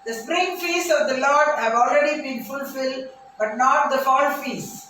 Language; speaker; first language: English; non-native, local second language; Tamil